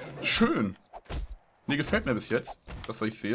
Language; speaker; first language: German; native; German